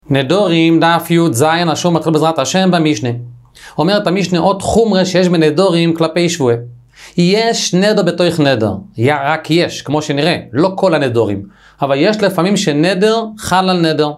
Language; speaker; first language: Hebrew; native; Hebrew